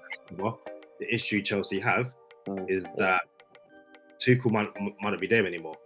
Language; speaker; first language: English; native; English